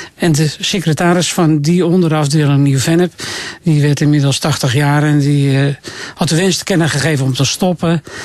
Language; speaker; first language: Dutch; native; Dutch